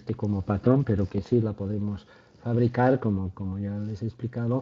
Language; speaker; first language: Spanish; native; Spanish